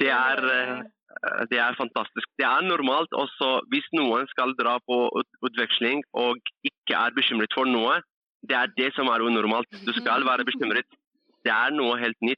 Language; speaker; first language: Norwegian; early bilingual, other home language; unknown